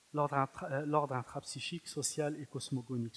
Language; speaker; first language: French; non-native, fluent; Arabic